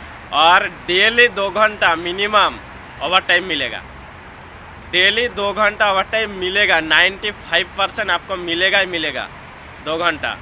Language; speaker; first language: Hindi; non-native, local second language; Bangla